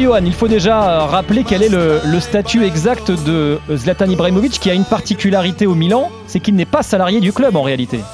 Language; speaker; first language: French; native; French